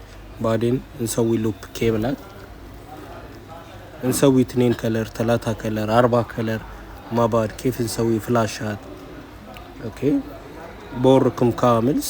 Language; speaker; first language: Arabic; non-native, learner; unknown